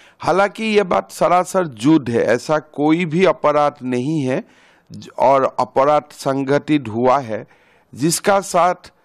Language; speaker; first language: Hindi; non-native, local second language; Assamese